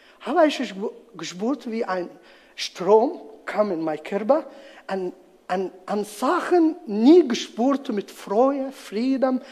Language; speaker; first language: German; non-native, learner; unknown